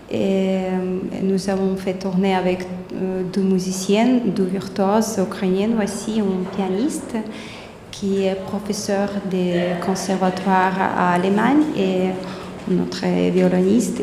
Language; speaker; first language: French; non-native, learner; Ukrainian